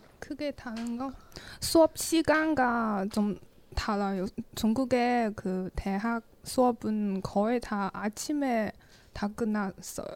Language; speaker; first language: Korean; non-native, learner; Chinese